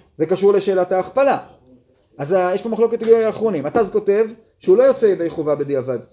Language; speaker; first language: Hebrew; native; Hebrew